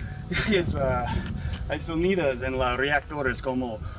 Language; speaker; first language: Spanish; non-native, learner; English